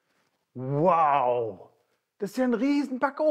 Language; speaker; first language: German; native; German